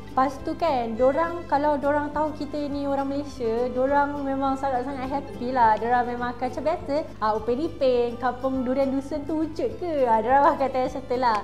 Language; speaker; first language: Malay; native; Malay